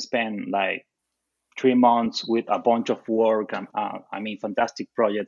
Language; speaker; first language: English; non-native, fluent; Spanish